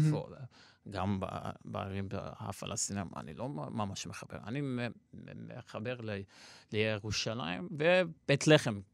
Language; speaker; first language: Hebrew; non-native, local second language; Armenian